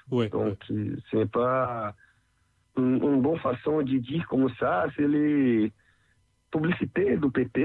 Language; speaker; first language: French; non-native, learner; Portuguese